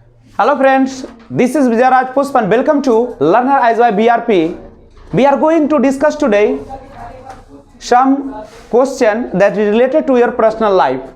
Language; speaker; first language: English; non-native, local second language; Hindi